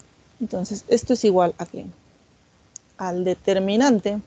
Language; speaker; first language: Spanish; native; Spanish